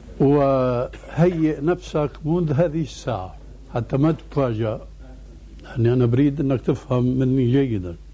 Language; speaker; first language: Arabic; early bilingual, other home language; Albanian